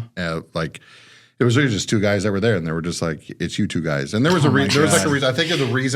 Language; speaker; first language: English; native; English